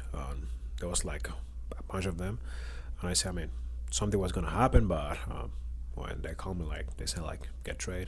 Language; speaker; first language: English; non-native, learner; Spanish